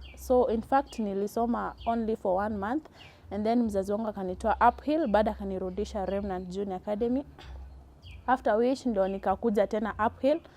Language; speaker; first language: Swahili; non-native, local second language; Gusii